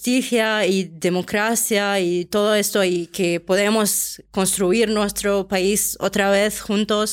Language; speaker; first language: Spanish; non-native, fluent; Arabic